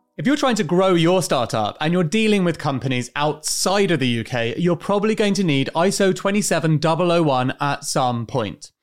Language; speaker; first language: English; native; English